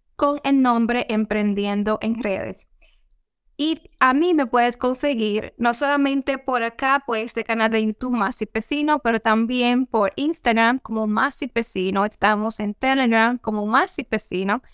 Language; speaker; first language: Spanish; native; Spanish